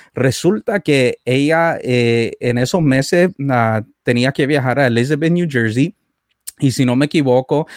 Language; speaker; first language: Spanish; early bilingual, heritage; Spanish